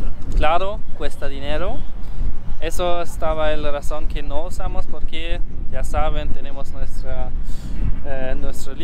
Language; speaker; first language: Spanish; non-native, learner; German